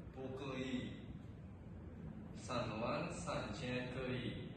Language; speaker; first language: Chinese; non-native, learner; Indonesian